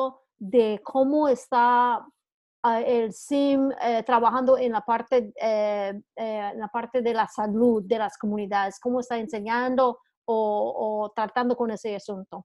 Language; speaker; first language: Spanish; non-native, fluent; English